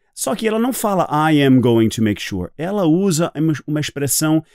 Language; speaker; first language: Portuguese; non-native, fluent; English